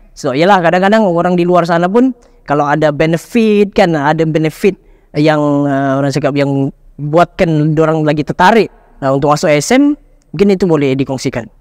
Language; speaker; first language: Malay; native; Malay